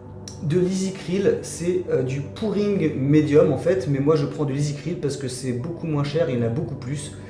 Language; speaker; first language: French; native; French